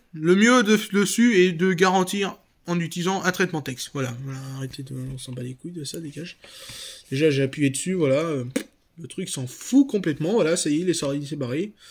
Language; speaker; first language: French; native; French